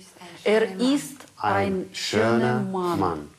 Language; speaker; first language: German; non-native, learner; Russian